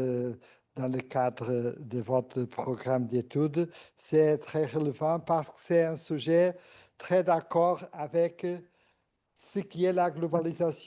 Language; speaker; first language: French; non-native, fluent; Portuguese